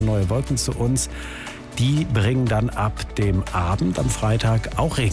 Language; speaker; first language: German; native; German